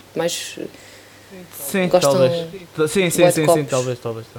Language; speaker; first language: Portuguese; native; Portuguese